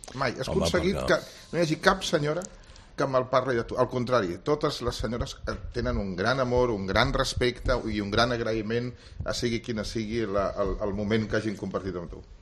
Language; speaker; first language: Catalan; native; Catalan